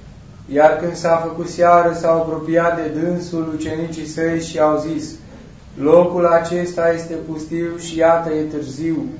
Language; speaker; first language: Romanian; native; Romanian